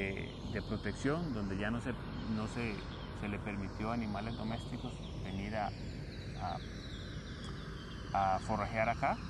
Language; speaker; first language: Spanish; native; Spanish